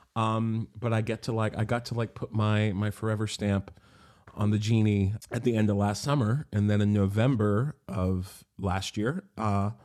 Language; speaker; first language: English; native; English